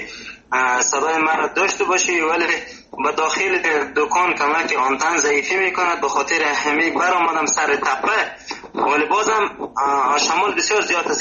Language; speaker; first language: Persian; native; Persian